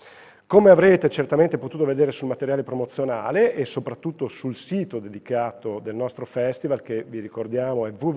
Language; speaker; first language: Italian; native; Italian